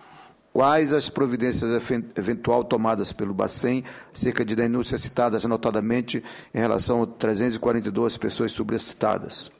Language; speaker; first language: Portuguese; native; Portuguese